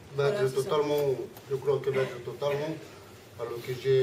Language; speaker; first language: French; non-native, learner; Spanish